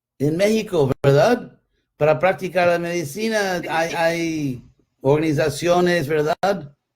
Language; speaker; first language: Spanish; non-native, fluent; English